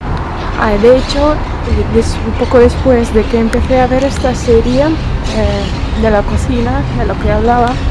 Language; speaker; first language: Spanish; non-native, fluent; Russian